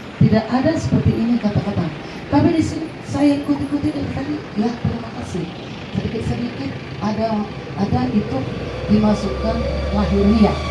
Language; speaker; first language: Indonesian; non-native, local second language; Batak Toba